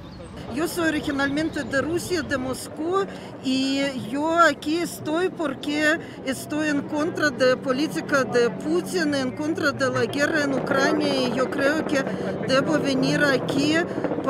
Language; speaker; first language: Spanish; non-native, fluent; Russian